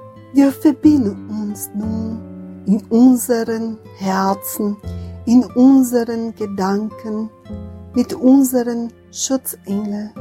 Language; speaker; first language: German; non-native, fluent; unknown